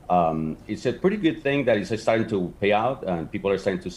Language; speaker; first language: English; non-native, fluent; Spanish